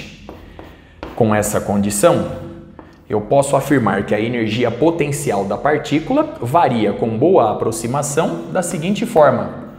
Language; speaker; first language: Portuguese; native; Portuguese